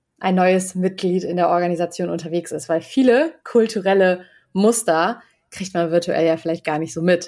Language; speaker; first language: German; native; German